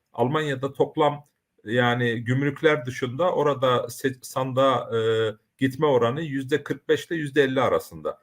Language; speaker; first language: Turkish; early bilingual, heritage; Turkish